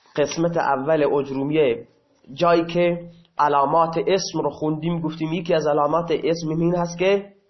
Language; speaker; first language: Persian; non-native, local second language; Baluchi